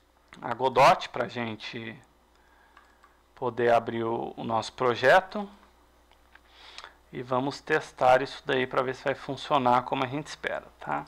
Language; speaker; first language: Portuguese; native; Portuguese